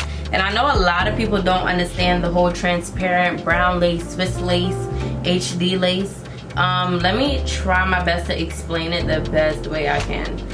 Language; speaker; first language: English; native; English